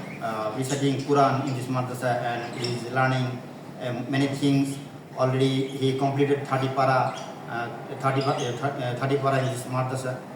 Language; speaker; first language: English; non-native, local second language; Bangla